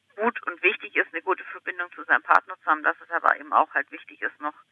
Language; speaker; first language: German; native; German